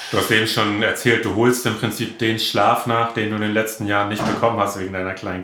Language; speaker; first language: German; native; German